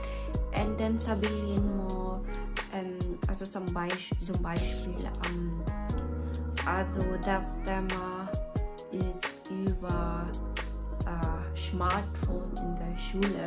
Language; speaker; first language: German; non-native, learner; Filipino